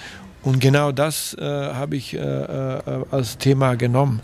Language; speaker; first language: German; non-native, fluent; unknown